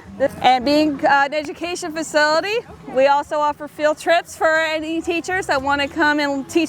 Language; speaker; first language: English; native; English